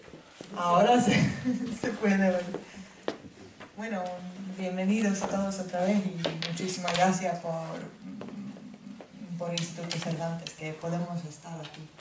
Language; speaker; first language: Spanish; non-native, fluent; Finnish